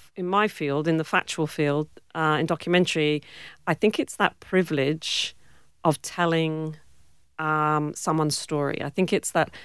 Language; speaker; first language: English; native; English